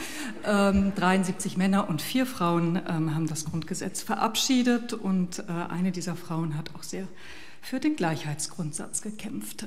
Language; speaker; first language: German; native; German